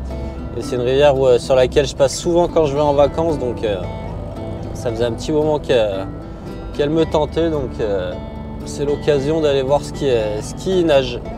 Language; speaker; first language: French; native; French